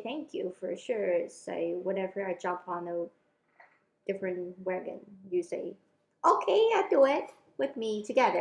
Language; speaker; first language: English; non-native, local second language; Cantonese